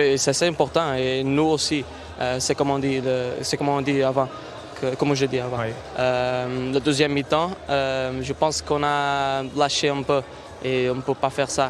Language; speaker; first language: French; non-native, fluent; Portuguese